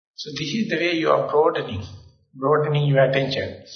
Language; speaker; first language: English; non-native, local second language; Sinhala